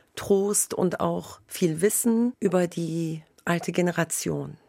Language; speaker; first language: German; non-native, fluent; Persian